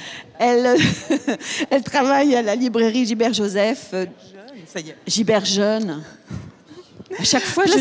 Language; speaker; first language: French; native; French